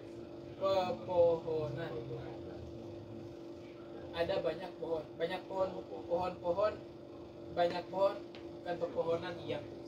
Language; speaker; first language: Chinese; non-native, learner; Indonesian